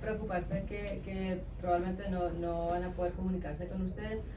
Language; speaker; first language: Spanish; early bilingual, heritage; Spanish